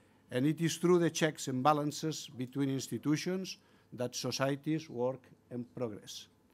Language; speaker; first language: English; non-native, fluent; Catalan